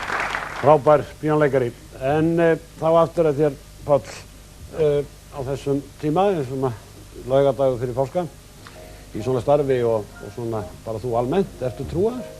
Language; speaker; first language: Icelandic; native; Icelandic